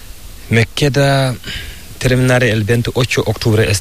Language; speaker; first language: Spanish; non-native, learner; Fula